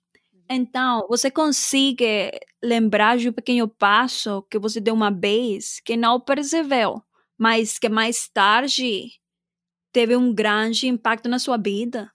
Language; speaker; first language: Portuguese; non-native, fluent; Spanish